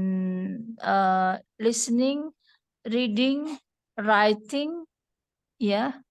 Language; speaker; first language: English; non-native, fluent; Indonesian